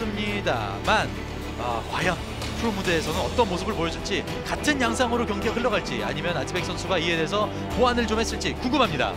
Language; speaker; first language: Korean; native; Korean